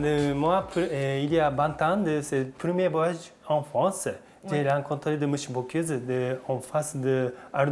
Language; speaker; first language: French; non-native, learner; Japanese